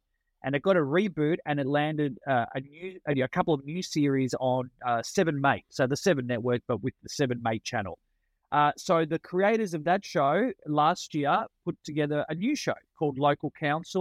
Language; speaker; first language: English; non-native, local second language; Italian